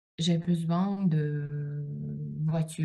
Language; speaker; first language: French; non-native, learner; Russian